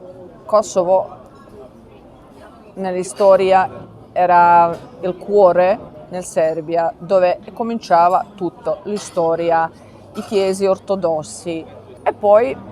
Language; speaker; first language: Italian; non-native, learner; Serbian